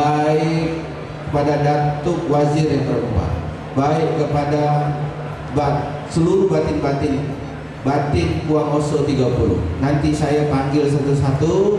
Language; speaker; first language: Indonesian; native; Indonesian